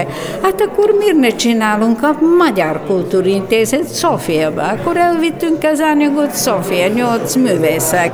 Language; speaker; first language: Hungarian; non-native, fluent; Bulgarian